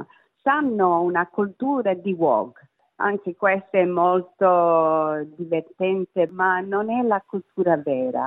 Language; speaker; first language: Italian; early bilingual, heritage; Italian